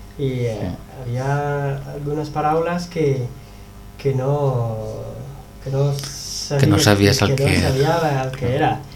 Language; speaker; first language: Catalan; non-native, learner; Spanish